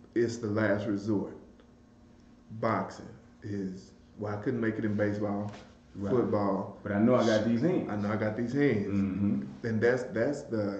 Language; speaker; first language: English; native; English